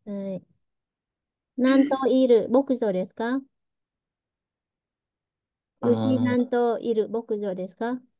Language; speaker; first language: Japanese; early bilingual, heritage; Vietnamese